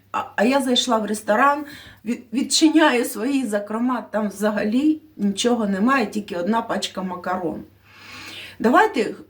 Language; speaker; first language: Ukrainian; native; Ukrainian